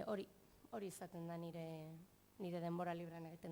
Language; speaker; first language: Basque; non-native, local second language; Spanish